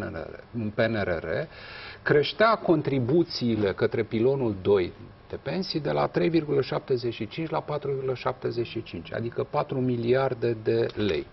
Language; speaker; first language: Romanian; native; Romanian